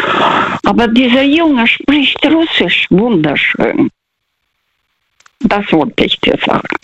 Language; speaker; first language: German; non-native, fluent; Russian